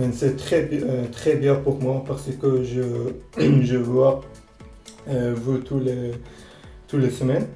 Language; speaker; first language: French; non-native, learner; Persian